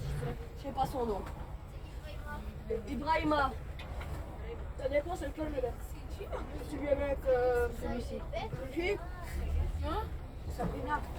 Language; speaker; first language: French; native; French